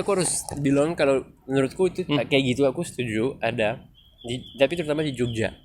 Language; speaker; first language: Indonesian; non-native, fluent; French